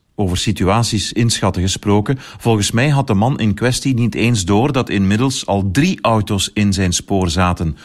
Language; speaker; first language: Dutch; native; Dutch